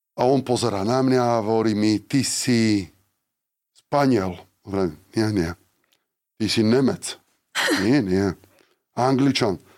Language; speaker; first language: Slovak; non-native, fluent; Italian